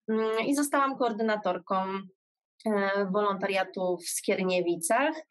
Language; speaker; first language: Polish; native; Polish